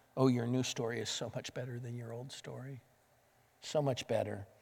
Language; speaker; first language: English; native; English